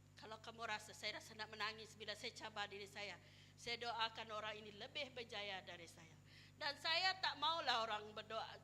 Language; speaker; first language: Malay; non-native, local second language; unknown